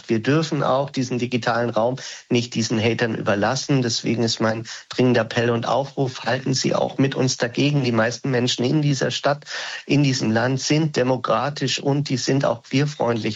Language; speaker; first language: German; native; German